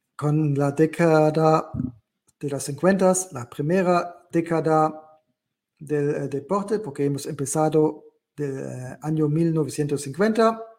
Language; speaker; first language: Spanish; non-native, learner; German